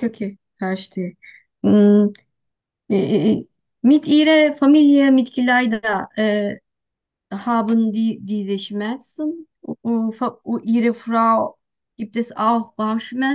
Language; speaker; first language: German; non-native, learner; Turkish